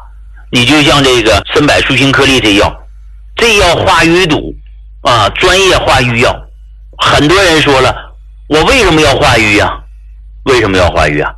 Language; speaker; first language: Chinese; native; Chinese